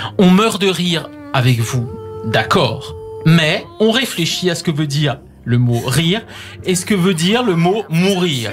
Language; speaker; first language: French; native; French